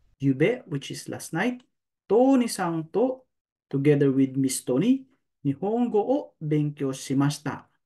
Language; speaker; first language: English; non-native, local second language; Filipino